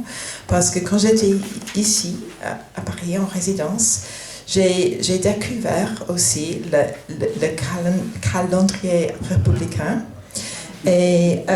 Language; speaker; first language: French; non-native, fluent; English